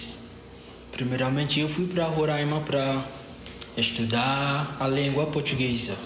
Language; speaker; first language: Portuguese; non-native, fluent; Akan